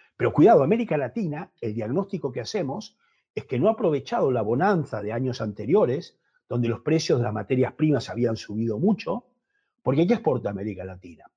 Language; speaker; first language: Spanish; native; Spanish